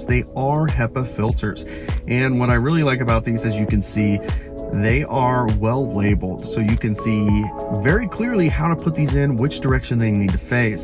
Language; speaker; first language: English; native; English